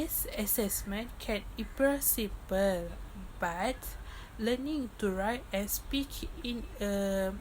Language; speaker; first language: English; non-native, local second language; Malay